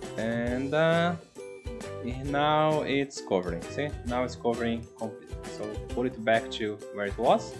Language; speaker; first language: English; non-native, fluent; Portuguese